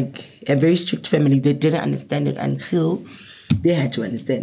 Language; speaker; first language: English; non-native, local second language; Southern Sotho